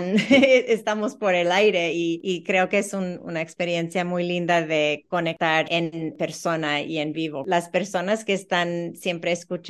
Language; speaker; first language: Spanish; early bilingual, heritage; Spanish